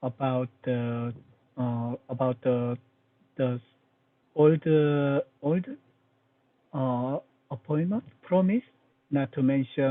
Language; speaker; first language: English; non-native, learner; Korean